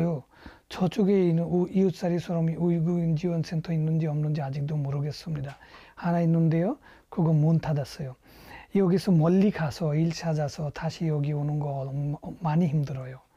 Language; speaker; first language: Korean; non-native, fluent; Bangla